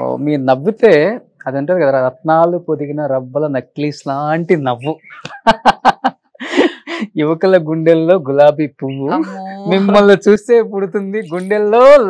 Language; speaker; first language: Telugu; native; Telugu